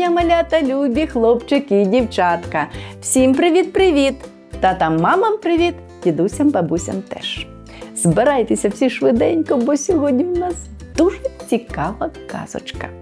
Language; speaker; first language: Ukrainian; native; Ukrainian